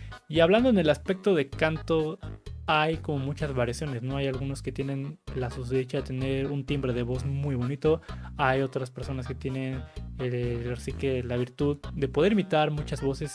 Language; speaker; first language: Spanish; native; Spanish